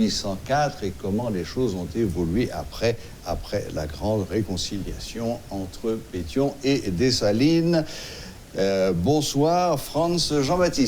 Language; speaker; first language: French; non-native, local second language; Haitian Creole